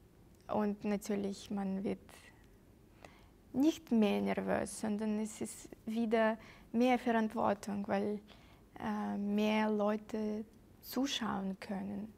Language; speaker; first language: German; non-native, fluent; Russian